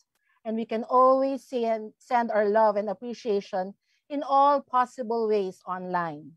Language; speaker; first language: English; non-native, local second language; Filipino